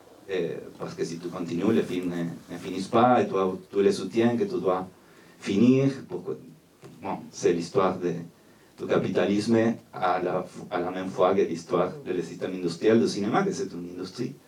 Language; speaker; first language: French; non-native, fluent; Spanish